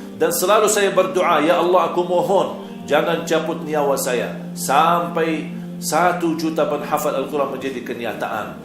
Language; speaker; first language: Malay; non-native, fluent; Arabic